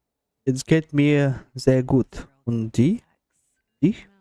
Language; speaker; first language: German; non-native, learner; Russian